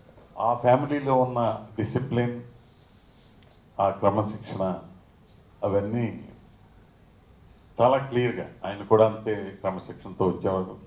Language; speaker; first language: Telugu; native; Telugu